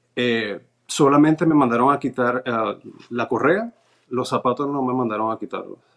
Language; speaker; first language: Spanish; native; Spanish